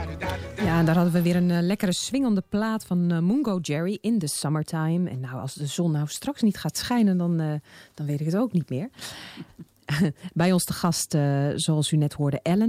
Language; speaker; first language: Dutch; native; Dutch